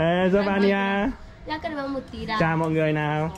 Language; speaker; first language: Vietnamese; native; Vietnamese